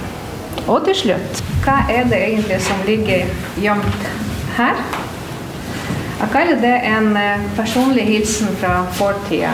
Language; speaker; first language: Norwegian; non-native, fluent; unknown